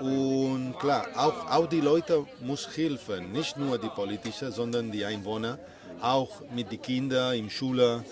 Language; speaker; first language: German; non-native, learner; Spanish